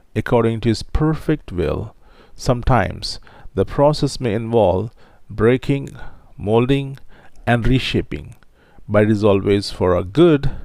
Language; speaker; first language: English; non-native, local second language; Telugu